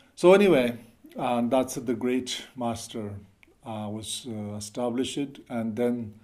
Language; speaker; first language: English; non-native, learner; Chinese